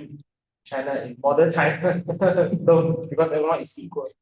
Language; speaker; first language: English; non-native, learner; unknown